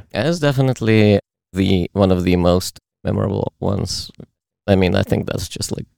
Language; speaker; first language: English; early bilingual, other home language; Russian